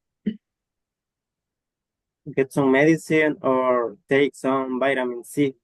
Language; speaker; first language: English; non-native, learner; Spanish